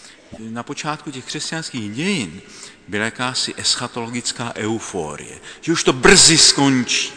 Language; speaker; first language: Czech; native; Czech